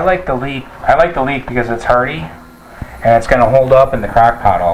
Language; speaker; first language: English; native; English